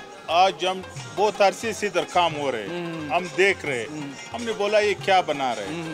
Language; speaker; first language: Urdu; non-native, local second language; Pashto